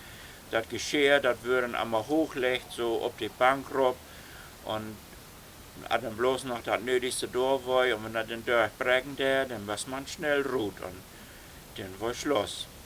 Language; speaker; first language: German; non-native, local second language; Low German